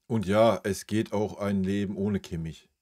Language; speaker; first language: German; native; German